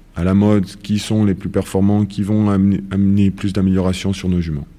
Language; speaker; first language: French; native; French